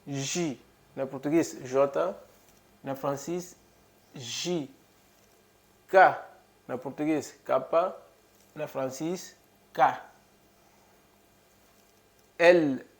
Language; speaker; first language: Portuguese; non-native, local second language; Upper Guinea Crioulo